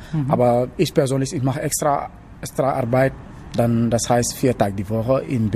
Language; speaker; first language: German; non-native, learner; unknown